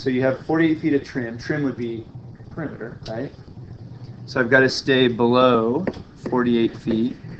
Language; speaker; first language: English; native; English